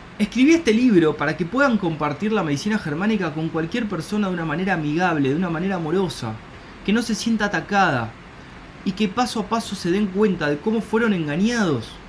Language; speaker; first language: Spanish; native; Spanish